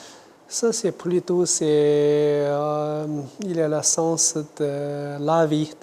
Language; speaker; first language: French; non-native, fluent; Chinese